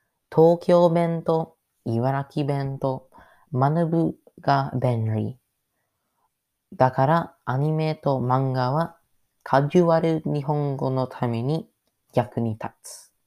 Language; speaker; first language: Japanese; non-native, learner; English